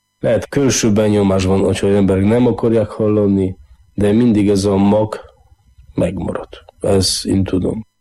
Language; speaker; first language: Hungarian; non-native, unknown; Polish